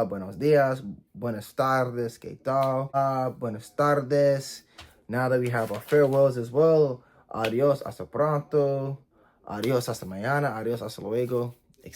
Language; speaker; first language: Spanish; non-native, learner; English